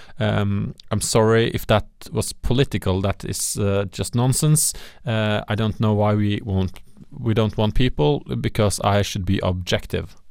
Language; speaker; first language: English; non-native, fluent; Norwegian